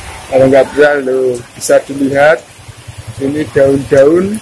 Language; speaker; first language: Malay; non-native, local second language; Javanese